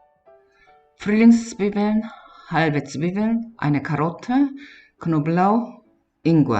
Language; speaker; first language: German; non-native, learner; Korean